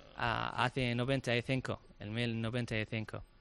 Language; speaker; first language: Spanish; non-native, learner; Arabic